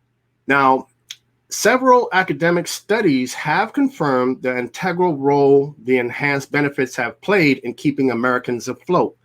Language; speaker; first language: English; native; English